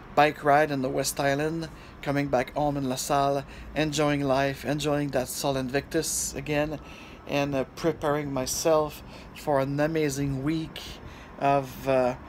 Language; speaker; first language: English; non-native, fluent; French